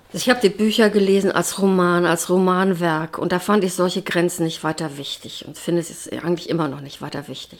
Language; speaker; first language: German; native; German